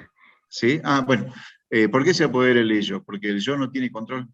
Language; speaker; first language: Spanish; native; Spanish